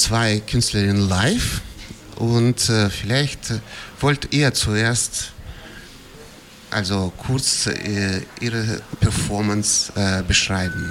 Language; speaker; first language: German; non-native, fluent; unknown